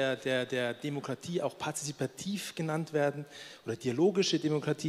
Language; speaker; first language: German; native; German